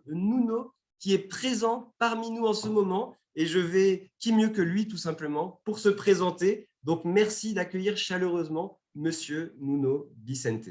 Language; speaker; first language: French; native; French